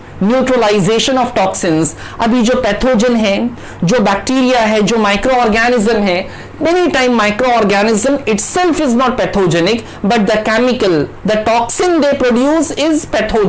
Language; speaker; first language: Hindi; native; Hindi